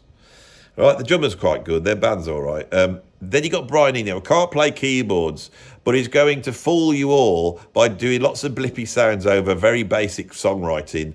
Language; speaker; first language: English; native; English